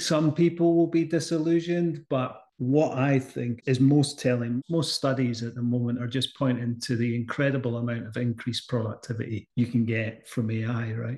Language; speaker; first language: English; native; English